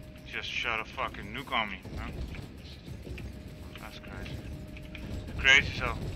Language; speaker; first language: English; non-native, fluent; Dutch